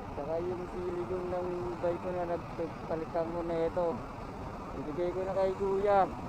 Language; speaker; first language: Filipino; native; Filipino